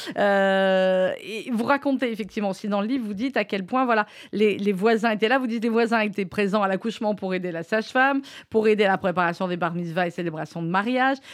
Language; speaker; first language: French; native; French